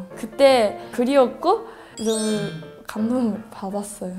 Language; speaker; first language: Korean; non-native, learner; Japanese